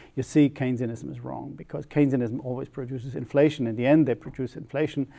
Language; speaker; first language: English; non-native, fluent; German